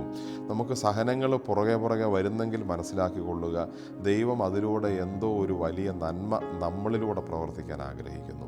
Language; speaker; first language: Malayalam; native; Malayalam